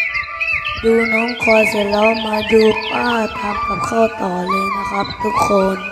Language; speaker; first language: Thai; non-native, local second language; Lahu